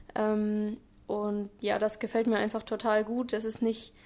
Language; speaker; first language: German; native; German